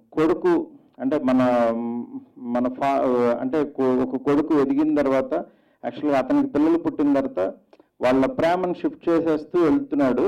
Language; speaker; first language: Telugu; native; Telugu